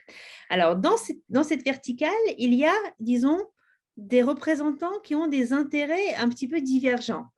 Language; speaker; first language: French; native; French